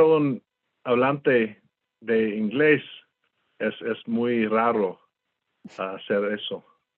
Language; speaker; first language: Spanish; non-native, fluent; English